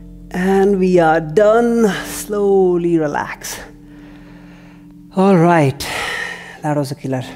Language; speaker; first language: English; non-native, local second language; Hindi